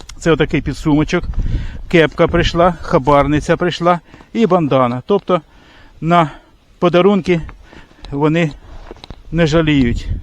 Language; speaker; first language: Ukrainian; native; Ukrainian